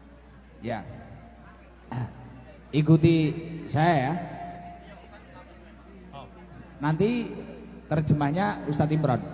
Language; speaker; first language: Indonesian; non-native, local second language; Javanese